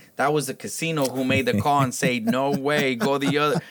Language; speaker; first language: English; early bilingual, other home language; Spanish